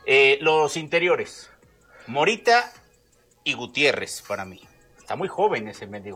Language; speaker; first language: Spanish; native; Spanish